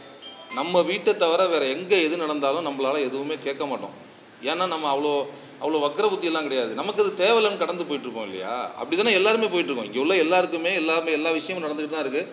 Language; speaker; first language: Tamil; native; Tamil